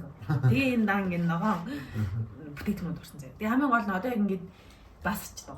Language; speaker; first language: Mongolian; native; Mongolian